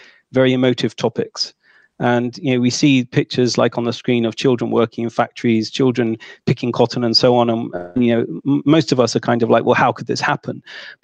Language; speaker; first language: English; native; English